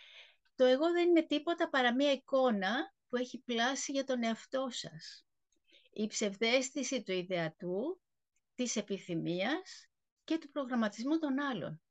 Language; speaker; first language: Greek; native; Greek